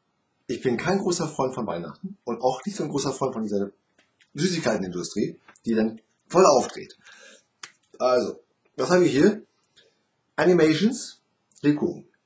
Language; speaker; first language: German; native; German